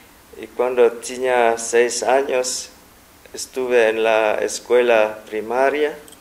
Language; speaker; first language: Spanish; non-native, fluent; Vietnamese